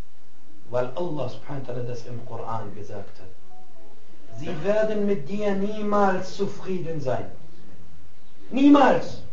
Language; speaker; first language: German; non-native, fluent; Arabic